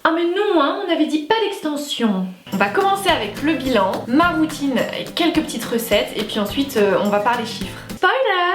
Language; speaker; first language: French; native; French